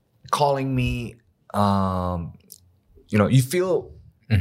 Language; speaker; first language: English; non-native, learner; Korean